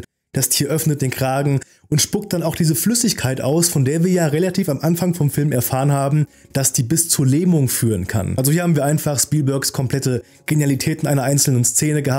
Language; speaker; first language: German; native; German